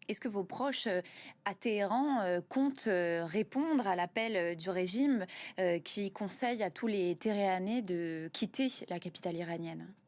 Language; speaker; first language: French; native; French